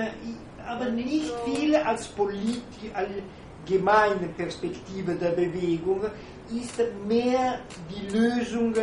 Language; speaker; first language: German; non-native, fluent; Italian